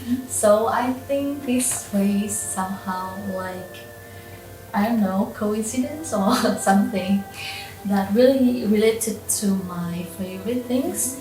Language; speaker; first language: English; non-native, local second language; Vietnamese